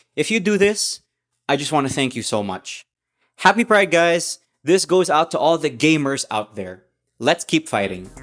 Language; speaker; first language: English; non-native, local second language; Filipino